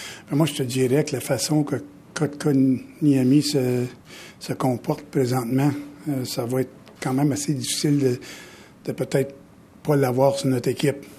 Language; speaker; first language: French; native; French